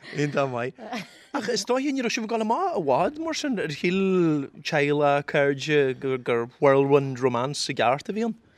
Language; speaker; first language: Irish; native; Irish